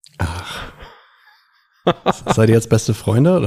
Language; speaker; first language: German; native; German